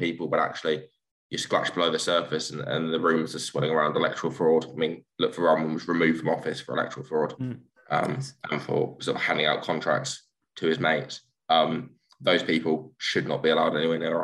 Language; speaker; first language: English; native; English